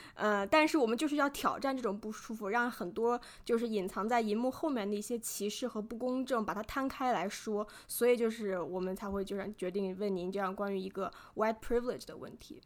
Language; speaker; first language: Chinese; native; Chinese